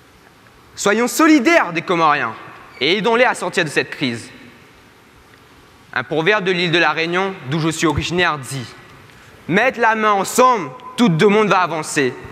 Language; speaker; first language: French; native; French